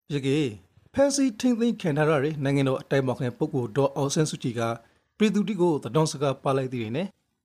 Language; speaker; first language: Burmese; native; Burmese